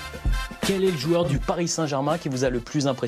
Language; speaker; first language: French; native; French